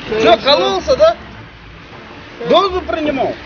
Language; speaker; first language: Russian; non-native, local second language; Kyrgyz